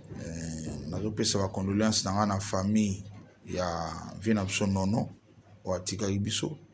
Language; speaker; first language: Lingala; native; Lingala